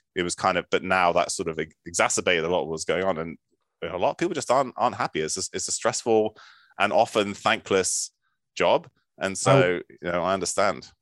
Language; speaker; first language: English; native; English